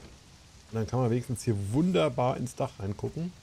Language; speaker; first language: German; native; German